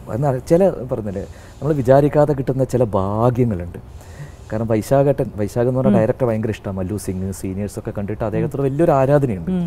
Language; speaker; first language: Malayalam; native; Malayalam